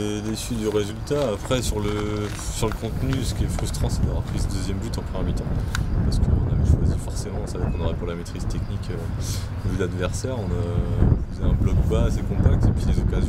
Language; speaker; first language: French; native; French